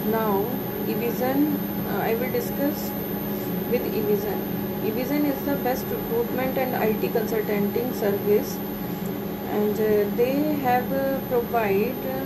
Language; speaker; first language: English; non-native, local second language; Hindi